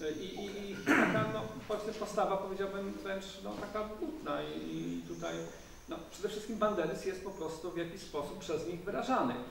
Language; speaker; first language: Polish; native; Polish